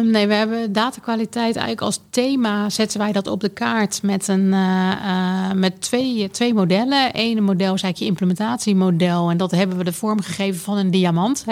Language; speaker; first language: Dutch; native; Dutch